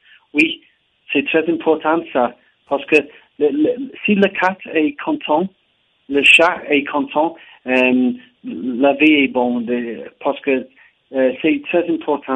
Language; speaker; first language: French; non-native, learner; English